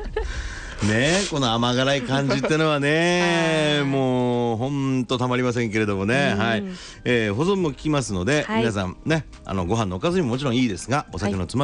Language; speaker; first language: Japanese; native; Japanese